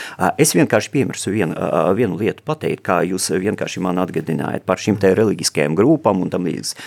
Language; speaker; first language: Latvian; non-native, local second language; Russian